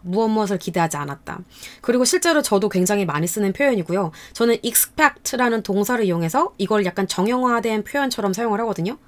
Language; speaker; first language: Korean; native; Korean